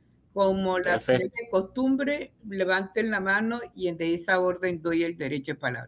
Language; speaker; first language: Spanish; native; Spanish